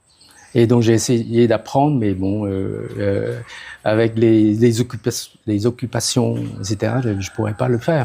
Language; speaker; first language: French; non-native, fluent; Khmer